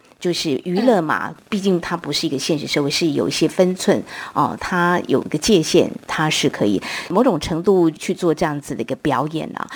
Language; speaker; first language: Chinese; non-native, local second language; Min Nan Chinese